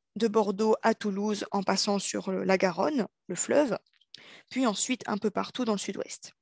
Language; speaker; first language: French; native; French